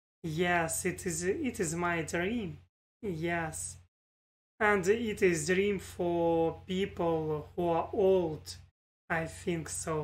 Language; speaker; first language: English; non-native, learner; Russian